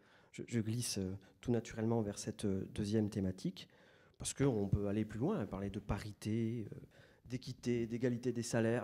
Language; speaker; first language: French; native; French